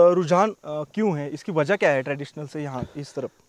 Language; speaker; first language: Hindi; non-native, local second language; Marathi